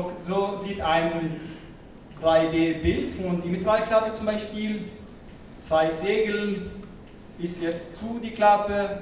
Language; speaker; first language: German; non-native, fluent; Arabic